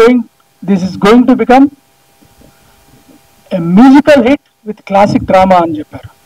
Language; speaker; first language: Telugu; native; Telugu